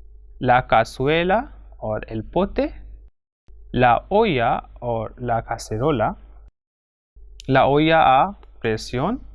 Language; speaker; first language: Spanish; non-native, fluent; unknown